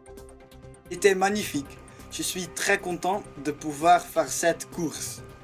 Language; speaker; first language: French; non-native, learner; Dutch